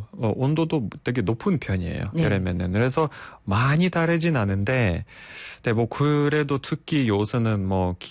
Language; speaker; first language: Korean; non-native, fluent; Russian